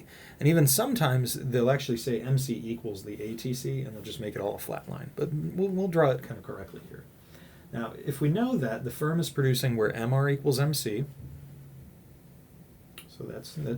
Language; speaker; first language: English; native; English